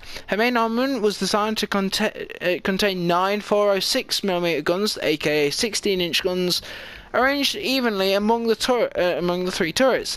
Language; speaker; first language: English; native; English